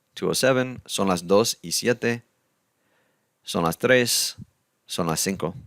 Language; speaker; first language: Spanish; non-native, fluent; English